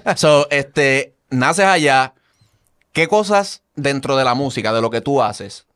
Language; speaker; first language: Spanish; native; Spanish